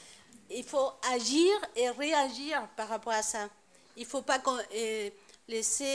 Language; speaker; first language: French; non-native, fluent; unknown